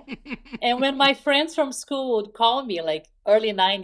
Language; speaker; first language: English; non-native, fluent; Portuguese